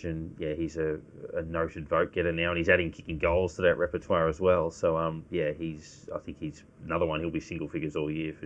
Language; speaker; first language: English; native; English